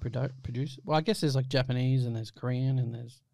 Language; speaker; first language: English; native; English